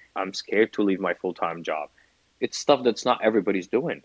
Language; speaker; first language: English; non-native, fluent; Arabic